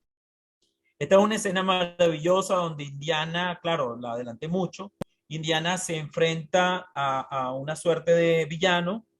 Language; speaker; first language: Spanish; native; Spanish